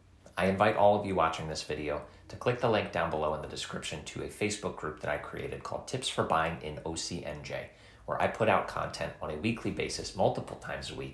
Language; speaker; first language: English; native; English